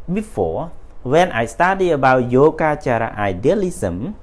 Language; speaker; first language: English; non-native, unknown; Khmer